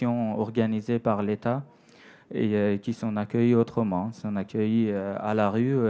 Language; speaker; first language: French; non-native, fluent; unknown